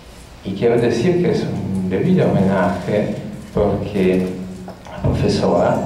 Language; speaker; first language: Spanish; non-native, fluent; Italian